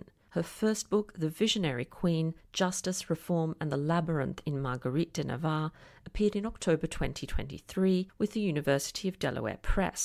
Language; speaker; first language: English; native; English